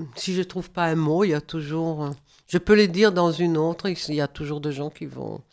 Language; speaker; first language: French; non-native, fluent; German